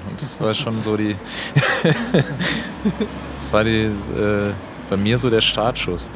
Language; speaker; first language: German; native; German